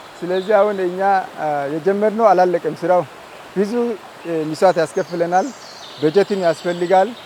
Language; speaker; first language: Amharic; non-native, local second language; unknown